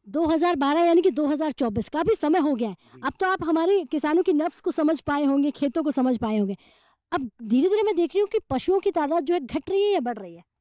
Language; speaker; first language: Hindi; native; Hindi